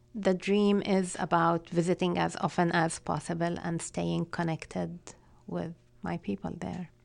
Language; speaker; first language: English; non-native, fluent; Arabic